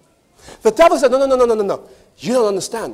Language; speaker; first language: English; native; English